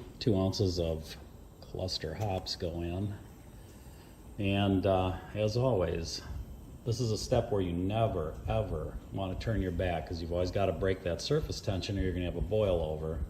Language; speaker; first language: English; native; English